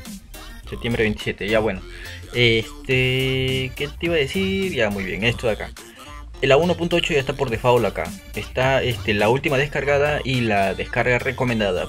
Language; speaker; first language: Spanish; native; Spanish